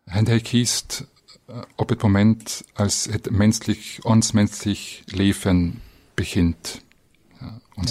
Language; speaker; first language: Dutch; non-native, fluent; German